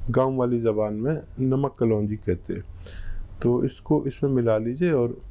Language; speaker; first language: Hindi; native; Hindi